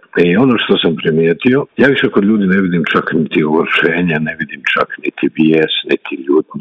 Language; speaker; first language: Croatian; native; Croatian